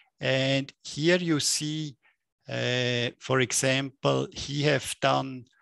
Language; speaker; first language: English; non-native, fluent; German